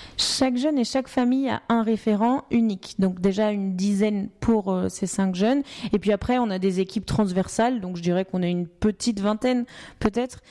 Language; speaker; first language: French; native; French